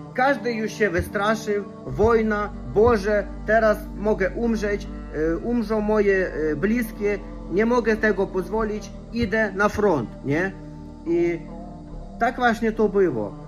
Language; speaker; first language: Polish; non-native, fluent; Russian